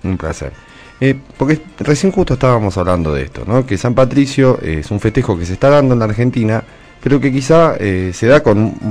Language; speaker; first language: Spanish; native; Spanish